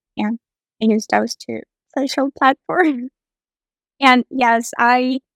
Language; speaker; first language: English; non-native, fluent; Russian